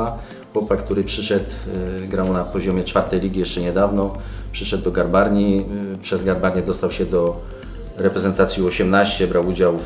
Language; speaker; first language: Polish; native; Polish